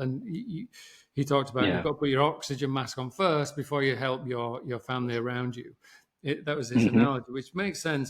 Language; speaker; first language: English; native; English